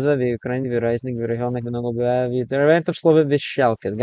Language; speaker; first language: Russian; non-native, learner; English